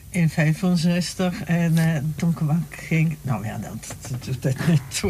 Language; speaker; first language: Dutch; non-native, fluent; Czech